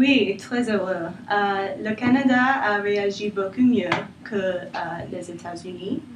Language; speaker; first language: French; non-native, learner; English